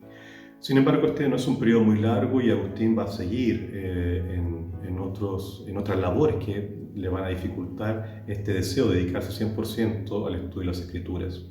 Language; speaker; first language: Spanish; native; Spanish